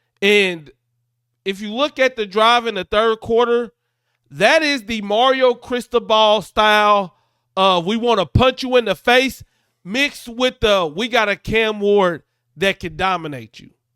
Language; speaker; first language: English; native; English